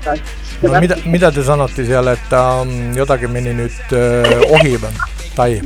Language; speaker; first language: Finnish; non-native, learner; Estonian